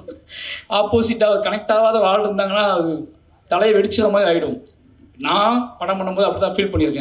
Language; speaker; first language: Tamil; native; Tamil